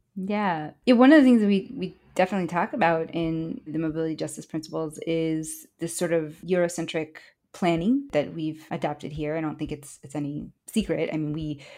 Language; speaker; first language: English; early bilingual, other home language; Spanish